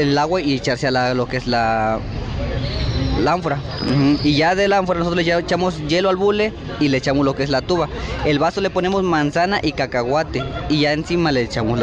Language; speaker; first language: Spanish; native; Spanish